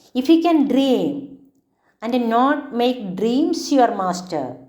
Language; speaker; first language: English; non-native, local second language; Malayalam